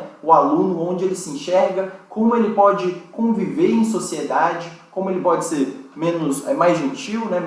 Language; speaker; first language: Portuguese; native; Portuguese